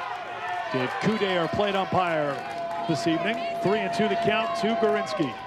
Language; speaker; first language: English; native; English